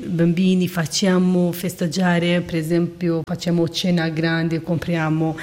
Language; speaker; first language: Italian; non-native, learner; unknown